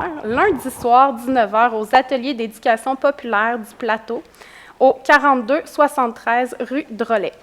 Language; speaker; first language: French; native; French